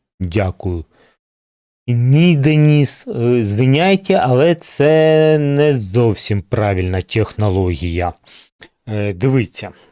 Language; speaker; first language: Ukrainian; non-native, local second language; Russian